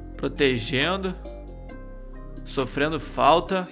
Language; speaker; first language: Portuguese; native; Portuguese